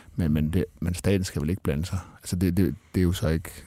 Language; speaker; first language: Danish; native; Danish